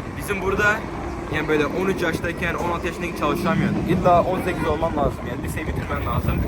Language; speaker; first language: Turkish; early bilingual, heritage; Turkish